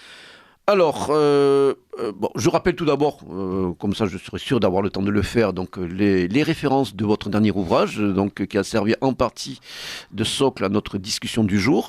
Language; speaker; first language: French; native; French